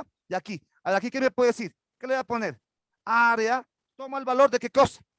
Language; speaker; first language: Spanish; native; Spanish